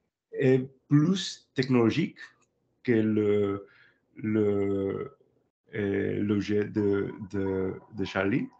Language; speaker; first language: French; non-native, learner; English